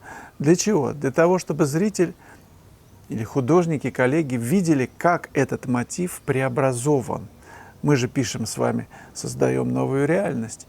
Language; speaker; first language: Russian; native; Russian